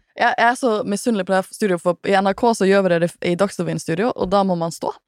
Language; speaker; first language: Norwegian; native; Norwegian